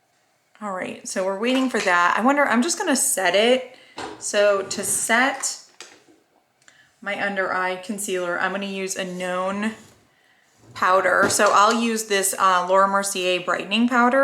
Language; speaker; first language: English; native; English